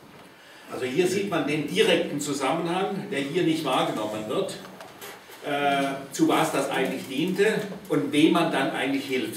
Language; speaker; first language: German; native; German